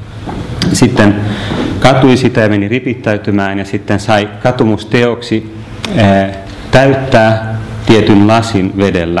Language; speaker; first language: Finnish; native; Finnish